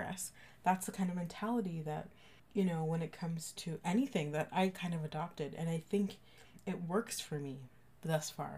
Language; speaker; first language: English; native; English